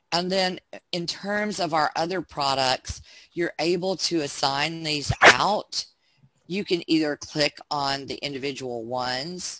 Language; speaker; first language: English; native; English